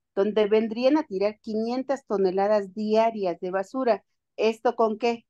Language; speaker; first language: Spanish; native; Spanish